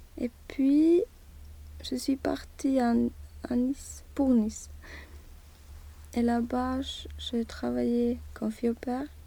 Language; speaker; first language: French; non-native, learner; Swedish